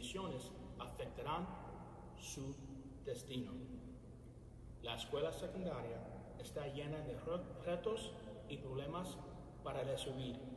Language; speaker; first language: Spanish; early bilingual, other home language; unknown